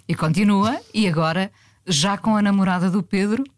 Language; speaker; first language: Portuguese; native; Portuguese